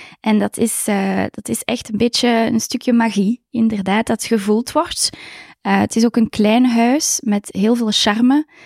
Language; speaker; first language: Dutch; native; Dutch